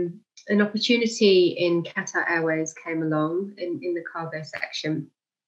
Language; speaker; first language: English; native; English